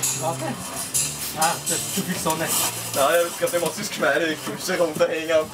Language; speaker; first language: German; native; German